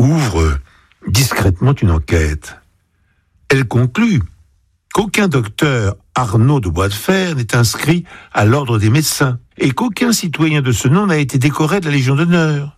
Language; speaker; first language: French; native; French